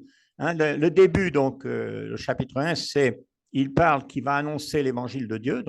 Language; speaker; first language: French; native; French